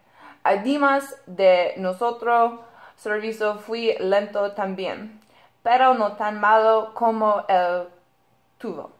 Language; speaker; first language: Spanish; non-native, learner; English